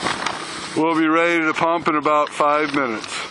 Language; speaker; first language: English; native; English